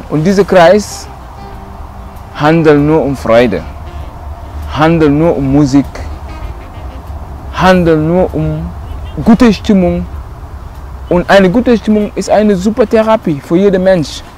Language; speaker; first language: German; non-native, local second language; Wolof